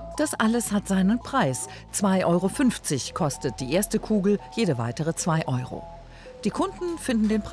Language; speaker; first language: German; native; German